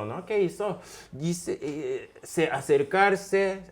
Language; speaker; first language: Spanish; non-native, fluent; Japanese